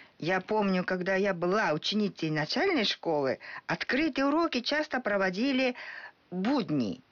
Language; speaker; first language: Russian; non-native, fluent; Japanese